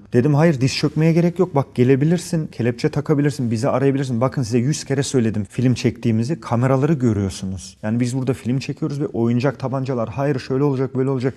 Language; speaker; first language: Turkish; early bilingual, heritage; Turkish